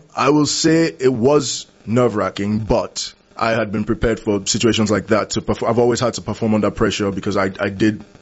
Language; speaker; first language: English; non-native, local second language; Yoruba